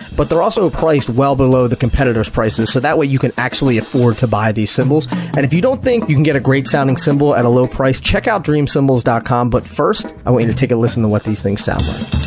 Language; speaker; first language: English; native; English